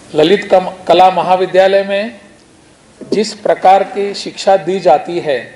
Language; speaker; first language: Hindi; non-native, local second language; Konkani